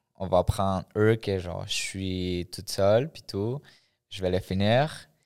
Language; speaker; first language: French; early bilingual, other home language; Spanish